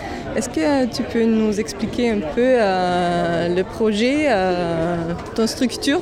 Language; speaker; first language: French; non-native, learner; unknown